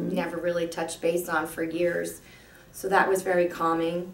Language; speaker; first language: English; native; English